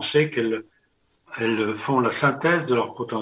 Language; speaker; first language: French; native; French